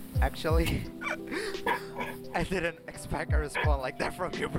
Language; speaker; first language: English; non-native, learner; Indonesian